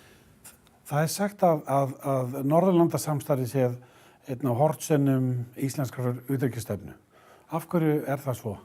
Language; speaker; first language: Icelandic; native; Icelandic